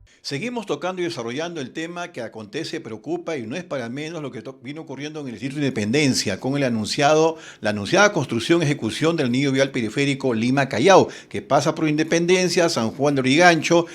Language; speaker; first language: Spanish; native; Spanish